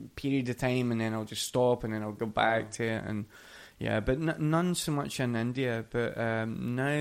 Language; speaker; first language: English; native; English